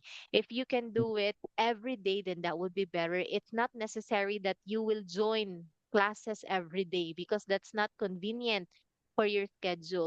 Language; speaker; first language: English; non-native, fluent; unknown